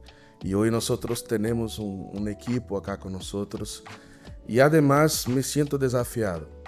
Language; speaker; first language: Spanish; non-native, fluent; Portuguese